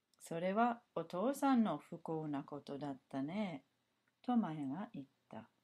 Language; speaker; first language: Japanese; non-native, learner; English